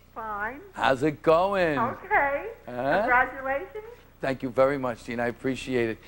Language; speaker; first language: English; native; English